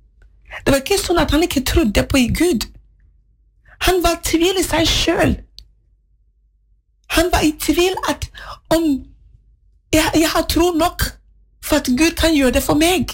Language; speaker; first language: Norwegian; non-native, fluent; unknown